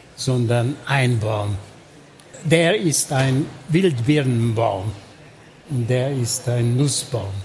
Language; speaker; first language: German; non-native, fluent; Hungarian